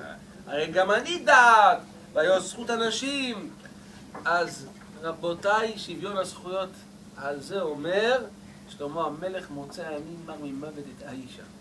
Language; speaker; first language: Hebrew; native; Hebrew